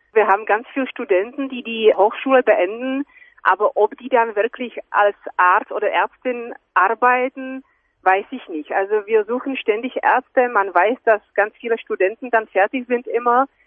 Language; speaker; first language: German; non-native, fluent; Czech